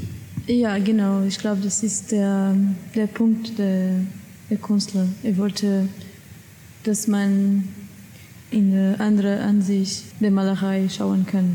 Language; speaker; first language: German; non-native, learner; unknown